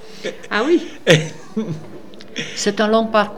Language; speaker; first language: French; non-native, fluent; Romanian